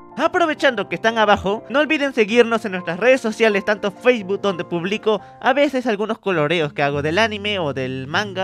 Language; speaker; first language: Spanish; native; Spanish